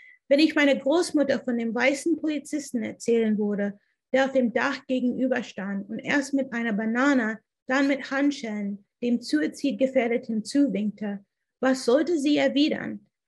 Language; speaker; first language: German; non-native, fluent; English